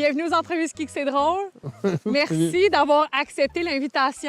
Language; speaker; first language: French; native; French